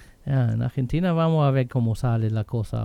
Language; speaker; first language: Spanish; non-native, fluent; German